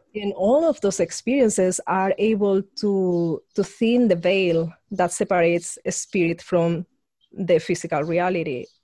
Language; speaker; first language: English; non-native, fluent; Spanish